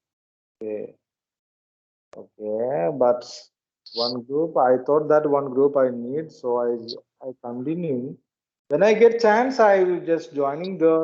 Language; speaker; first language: English; non-native, learner; Malayalam